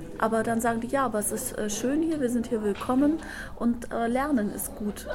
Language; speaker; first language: German; native; German